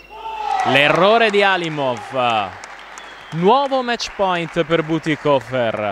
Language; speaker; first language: Italian; native; Italian